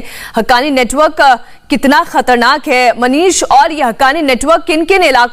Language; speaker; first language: Hindi; native; Hindi